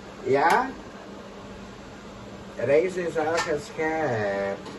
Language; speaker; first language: Dutch; non-native, local second language; Caribbean Hindustani